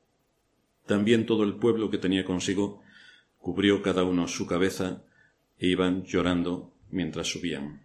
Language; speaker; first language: Spanish; native; Spanish